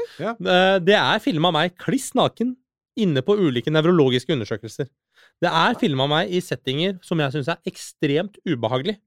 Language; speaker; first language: Norwegian; early bilingual, other home language; Persian